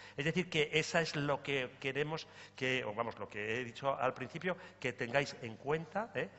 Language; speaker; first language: Spanish; native; Spanish